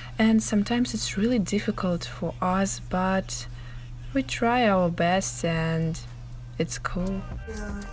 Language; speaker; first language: English; non-native, fluent; Russian